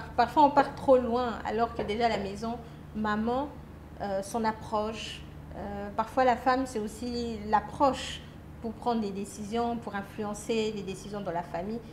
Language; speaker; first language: French; non-native, local second language; Lingala